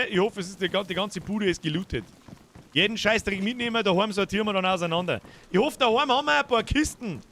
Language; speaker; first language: German; native; German